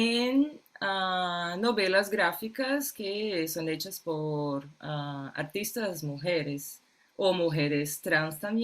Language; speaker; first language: Spanish; non-native, fluent; Portuguese